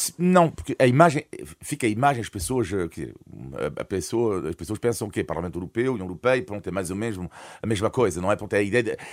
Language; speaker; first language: Portuguese; non-native, fluent; French